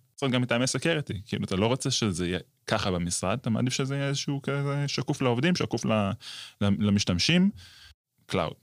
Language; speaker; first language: Hebrew; native; Hebrew